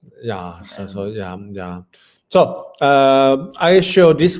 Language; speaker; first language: English; non-native, learner; Chinese